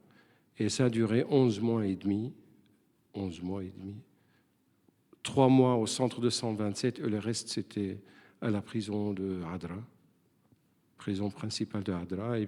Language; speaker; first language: French; non-native, fluent; Arabic